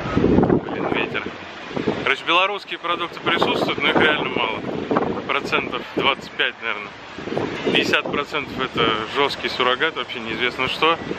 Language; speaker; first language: Russian; native; Russian